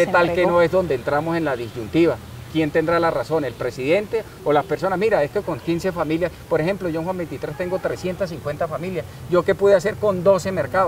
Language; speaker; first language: Spanish; native; Spanish